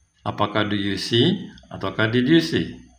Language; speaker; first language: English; non-native, fluent; Indonesian